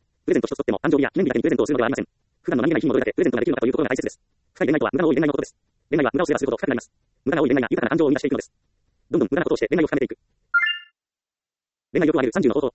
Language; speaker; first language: Japanese; native; Japanese